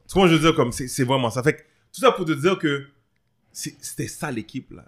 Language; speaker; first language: French; early bilingual, other home language; Haitian Creole